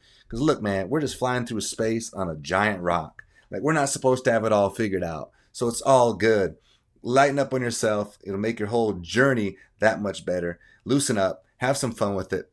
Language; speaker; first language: English; native; English